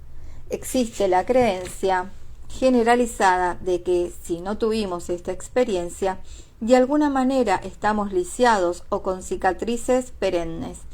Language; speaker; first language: Spanish; native; Spanish